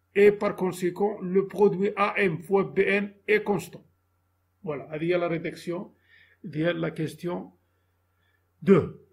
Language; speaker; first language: French; non-native, local second language; Arabic